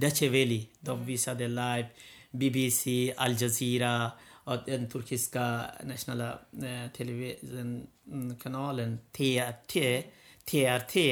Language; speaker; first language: Swedish; non-native, learner; Rohingya